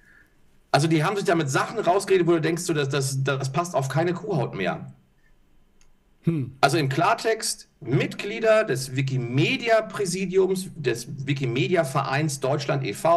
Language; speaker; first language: German; native; German